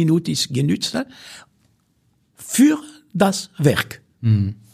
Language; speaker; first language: German; non-native, fluent; French